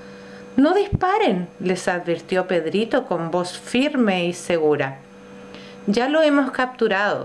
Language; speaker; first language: Spanish; native; Spanish